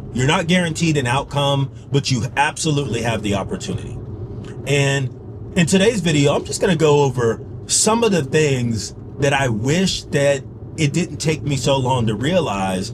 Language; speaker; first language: English; native; English